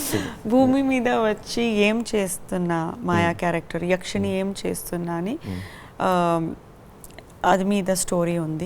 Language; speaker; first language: Telugu; non-native, learner; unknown